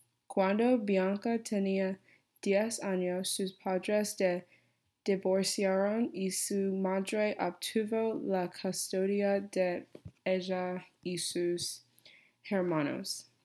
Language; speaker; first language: Spanish; non-native, learner; English